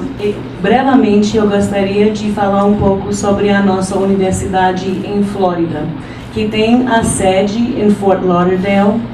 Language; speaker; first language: Portuguese; non-native, fluent; English